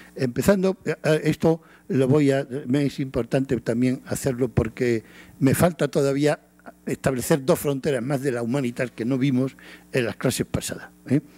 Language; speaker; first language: Spanish; native; Spanish